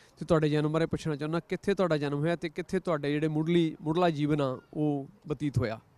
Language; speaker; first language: Punjabi; native; Punjabi